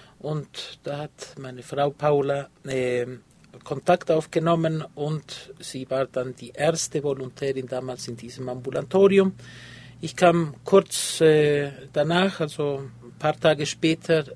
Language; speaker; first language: German; early bilingual, heritage; Spanish